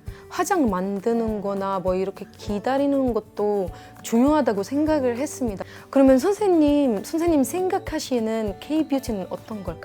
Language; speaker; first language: Korean; non-native, fluent; Arabic